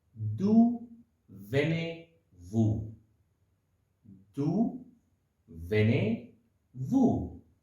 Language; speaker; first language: French; non-native, fluent; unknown